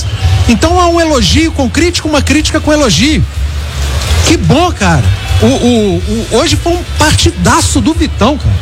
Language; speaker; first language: Portuguese; native; Portuguese